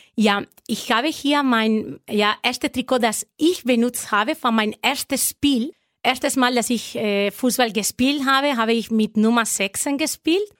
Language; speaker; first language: German; non-native, learner; Spanish